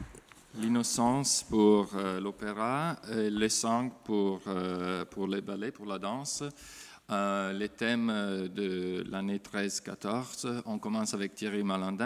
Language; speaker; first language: French; non-native, fluent; Italian